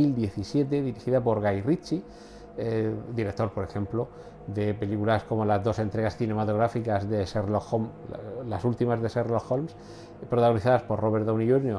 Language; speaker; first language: Spanish; native; Spanish